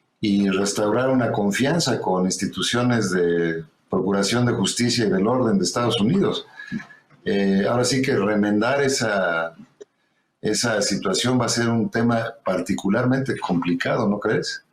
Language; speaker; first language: Spanish; native; Spanish